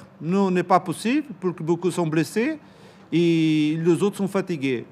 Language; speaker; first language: French; non-native, learner; Portuguese